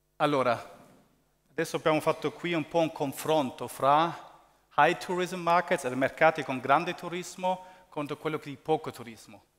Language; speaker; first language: Italian; early bilingual, heritage; German